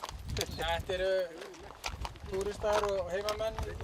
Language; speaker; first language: Icelandic; native; Icelandic